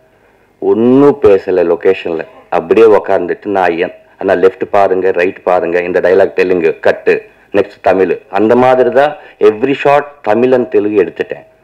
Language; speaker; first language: Tamil; non-native, learner; Telugu